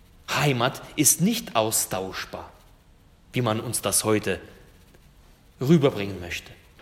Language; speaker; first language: German; non-native, fluent; Russian